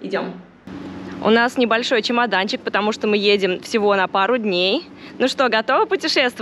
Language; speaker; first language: Russian; native; Russian